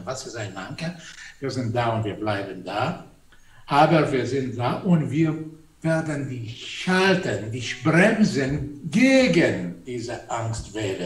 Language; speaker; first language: German; non-native, fluent; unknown